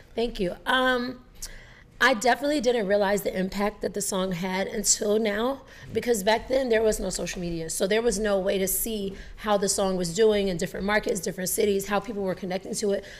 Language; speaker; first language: English; native; English